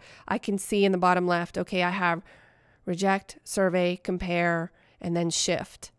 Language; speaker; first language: English; native; English